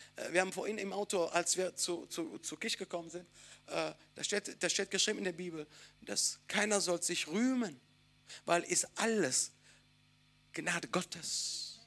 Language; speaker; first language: German; non-native, fluent; Italian